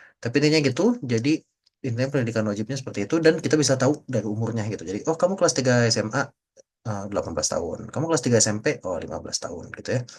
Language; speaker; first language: Indonesian; native; Indonesian